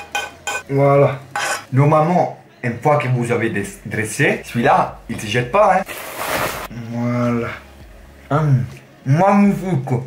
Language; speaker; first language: French; non-native, learner; Italian